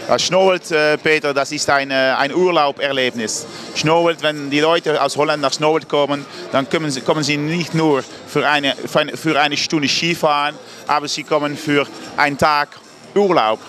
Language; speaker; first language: German; non-native, learner; Dutch